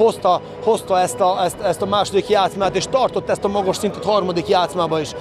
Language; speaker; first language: Hungarian; non-native, fluent; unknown